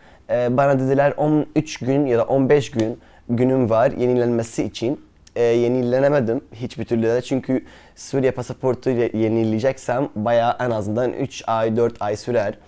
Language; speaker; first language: Turkish; non-native, fluent; Arabic